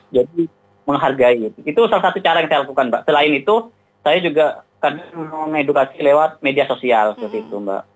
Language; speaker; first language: Indonesian; non-native, local second language; Madurese